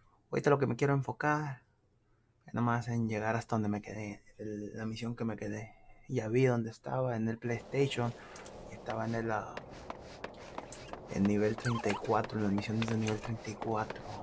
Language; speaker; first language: Spanish; native; Spanish